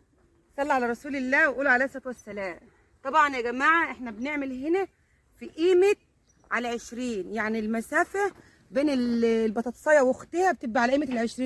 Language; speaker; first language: Arabic; native; Arabic